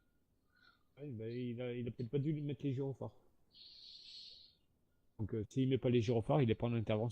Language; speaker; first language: French; native; French